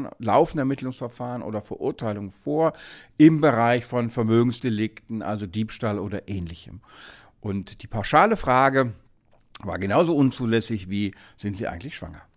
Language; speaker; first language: German; native; German